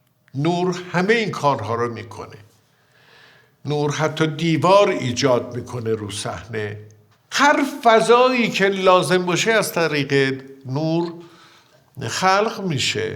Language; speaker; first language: Persian; native; Persian